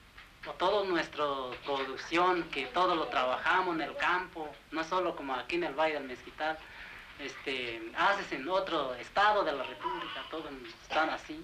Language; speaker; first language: Spanish; non-native, local second language; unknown